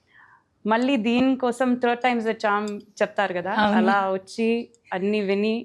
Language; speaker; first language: Telugu; non-native, fluent; Tamil